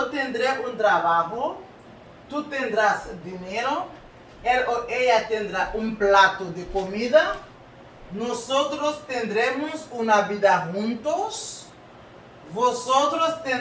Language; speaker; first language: Spanish; non-native, learner; Haitian Creole